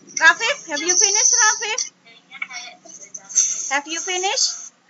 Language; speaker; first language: English; non-native, fluent; Indonesian